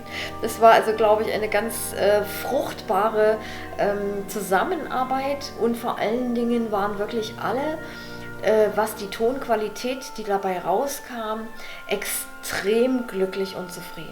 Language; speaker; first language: German; native; German